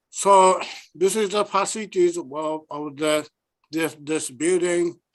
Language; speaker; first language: English; non-native, learner; Japanese